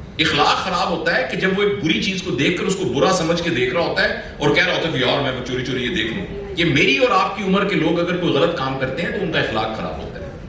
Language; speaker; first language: Urdu; non-native, local second language; Punjabi